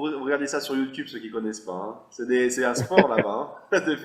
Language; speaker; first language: French; native; French